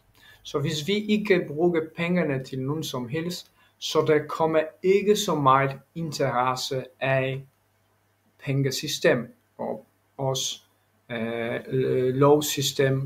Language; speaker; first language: Danish; non-native, learner; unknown